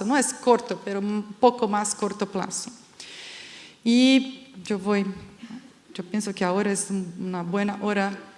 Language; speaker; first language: Spanish; non-native, fluent; Portuguese